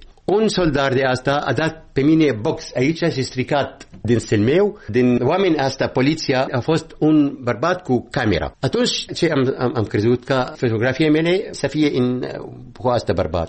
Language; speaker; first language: Romanian; non-native, learner; Arabic